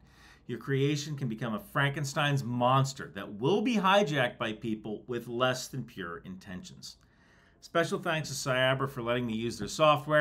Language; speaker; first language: English; native; English